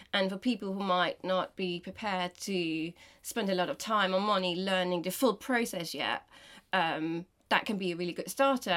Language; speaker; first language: English; non-native, fluent; Danish